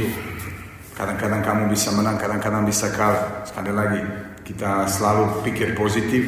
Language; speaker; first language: Indonesian; non-native, fluent; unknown